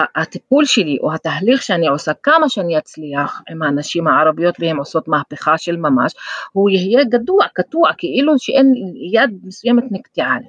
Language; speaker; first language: Hebrew; non-native, local second language; Arabic